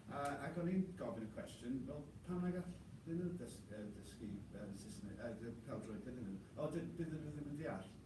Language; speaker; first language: Welsh; non-native, local second language; English